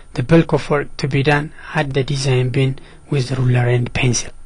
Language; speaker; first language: English; non-native, local second language; Amharic